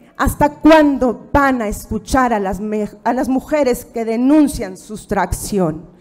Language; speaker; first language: Spanish; native; Spanish